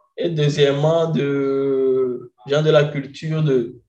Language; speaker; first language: French; non-native, local second language; Ewe